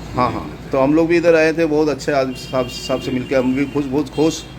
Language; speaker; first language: Hindi; non-native, local second language; Bangla